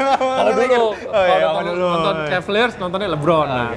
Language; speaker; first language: Indonesian; native; Indonesian